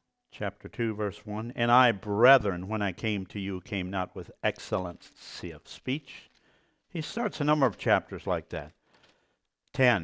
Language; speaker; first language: English; early bilingual, other home language; Pennsylvania German